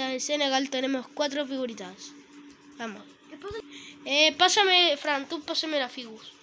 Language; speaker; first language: Spanish; native; Spanish